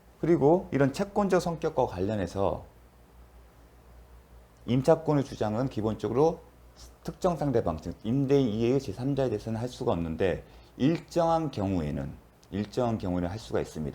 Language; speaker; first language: Korean; native; Korean